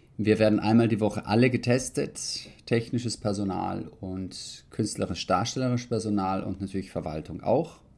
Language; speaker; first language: German; early bilingual, heritage; Italian